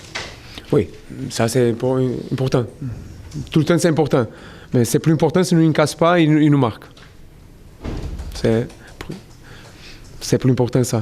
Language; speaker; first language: French; non-native, learner; Portuguese